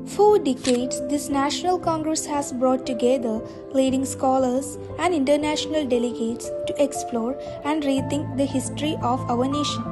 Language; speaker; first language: English; non-native, local second language; Malayalam